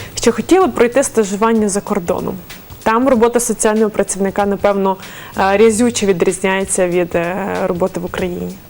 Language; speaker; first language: Ukrainian; native; Ukrainian